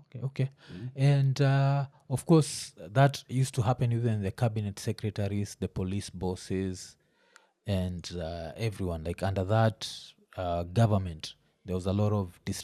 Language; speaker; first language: English; non-native, local second language; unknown